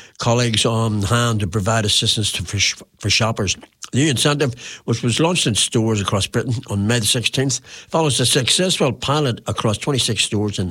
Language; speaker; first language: English; native; English